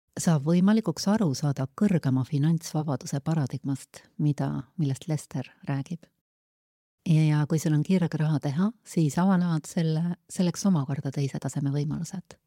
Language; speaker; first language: Estonian; native; Estonian